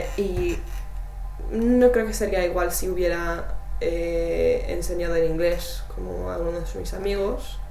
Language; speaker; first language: Spanish; non-native, fluent; English